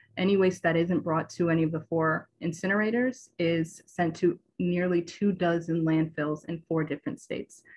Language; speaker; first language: English; native; English